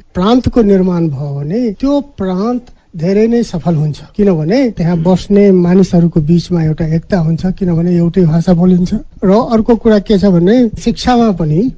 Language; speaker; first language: Nepali; non-native, local second language; Maithili